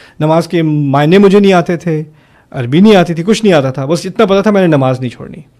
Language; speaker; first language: Urdu; early bilingual, heritage; German